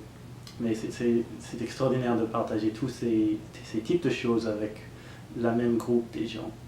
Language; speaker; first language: French; non-native, fluent; English